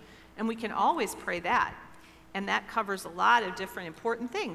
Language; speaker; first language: English; native; English